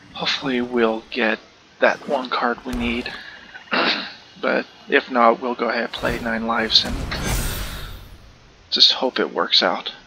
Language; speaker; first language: English; native; English